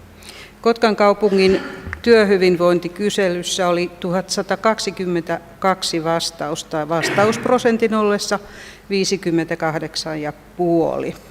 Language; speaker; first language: Finnish; native; Finnish